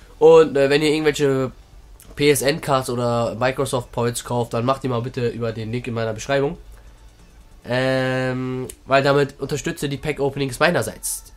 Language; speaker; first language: German; early bilingual, other home language; Turkish